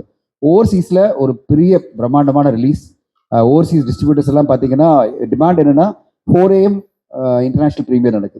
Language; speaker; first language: Tamil; native; Tamil